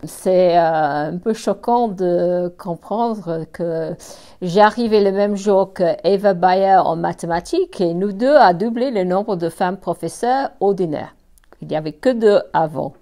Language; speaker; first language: French; non-native, fluent; English